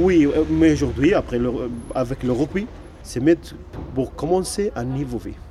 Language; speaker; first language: French; non-native, learner; Arabic